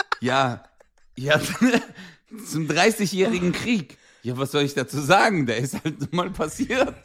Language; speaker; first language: German; early bilingual, other home language; Turkish